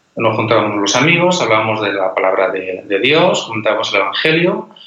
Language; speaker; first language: Spanish; native; Spanish